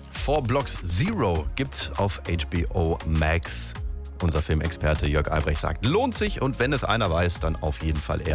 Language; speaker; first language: German; native; German